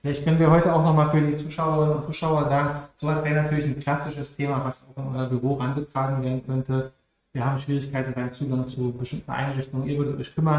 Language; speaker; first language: German; native; German